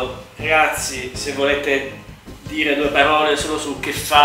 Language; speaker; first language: Italian; native; Italian